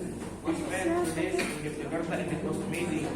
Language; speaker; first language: English; non-native, learner; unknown